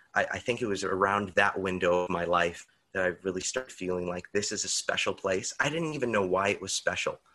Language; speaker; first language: English; native; English